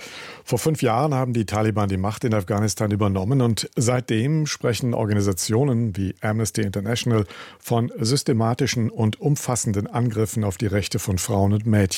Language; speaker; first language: German; native; German